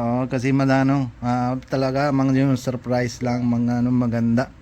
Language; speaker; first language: Filipino; non-native, learner; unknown